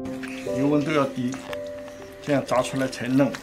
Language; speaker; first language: Chinese; native; Chinese